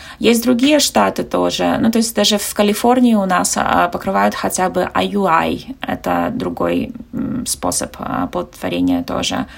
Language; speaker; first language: Russian; native; Russian